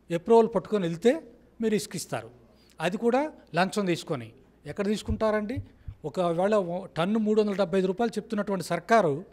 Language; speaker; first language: Telugu; native; Telugu